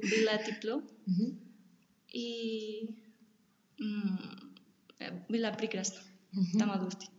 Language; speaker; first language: Russian; non-native, learner; Spanish